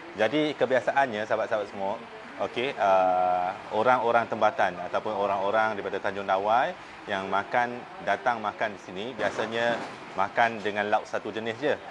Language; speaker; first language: Malay; non-native, local second language; Min Nan Chinese